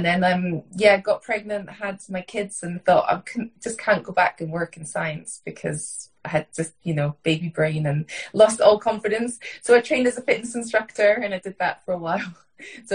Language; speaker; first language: English; native; English